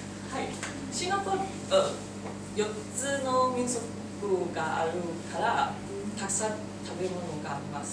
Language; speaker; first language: Japanese; non-native, learner; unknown